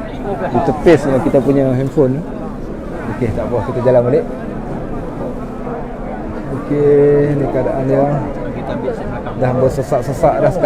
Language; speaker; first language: Malay; native; Malay